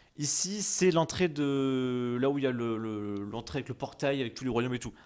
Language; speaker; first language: French; native; French